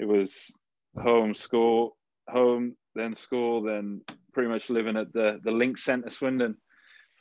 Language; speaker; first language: English; native; English